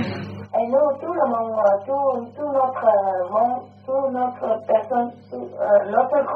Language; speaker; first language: French; non-native, learner; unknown